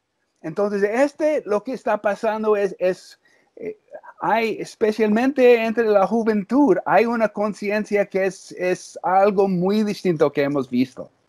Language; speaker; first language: Spanish; early bilingual, heritage; English